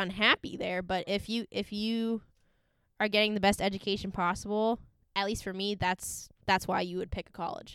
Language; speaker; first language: English; native; English